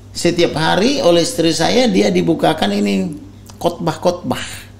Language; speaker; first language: Indonesian; non-native, local second language; Batak Toba